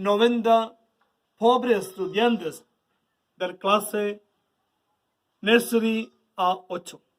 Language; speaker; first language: Spanish; non-native, learner; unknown